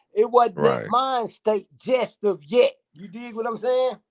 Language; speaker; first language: English; native; English